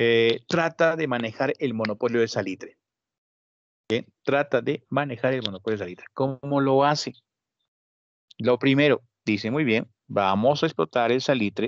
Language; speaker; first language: Spanish; native; Spanish